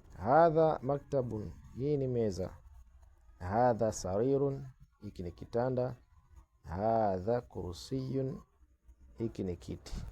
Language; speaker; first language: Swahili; native; Swahili